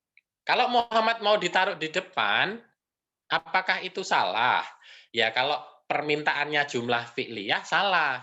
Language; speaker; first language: Indonesian; native; Indonesian